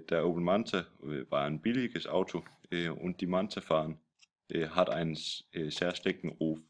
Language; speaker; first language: German; non-native, learner; Danish